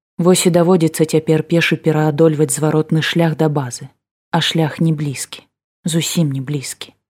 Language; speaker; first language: Belarusian; native; Belarusian